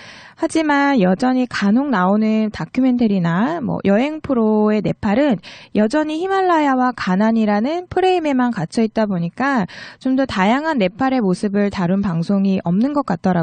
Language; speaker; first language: Korean; native; Korean